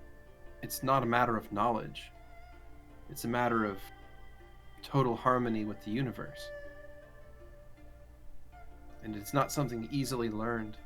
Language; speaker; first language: English; native; English